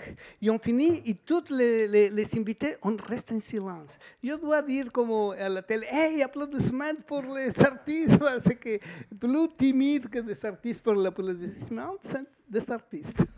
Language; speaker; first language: French; non-native, fluent; Spanish